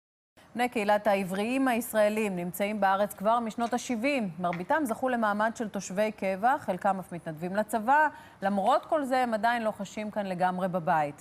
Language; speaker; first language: Hebrew; native; Hebrew